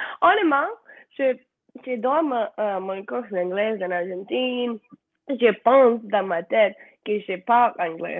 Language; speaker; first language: French; non-native, learner; Spanish